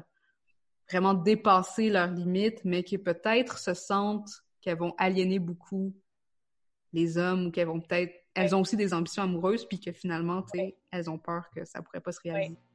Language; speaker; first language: French; native; French